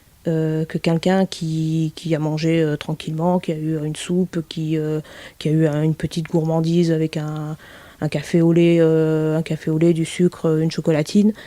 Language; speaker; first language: French; native; French